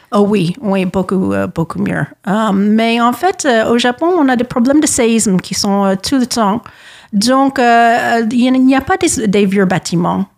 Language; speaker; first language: French; non-native, fluent; English